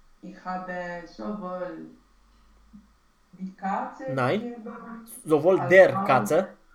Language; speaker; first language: German; non-native, learner; Romanian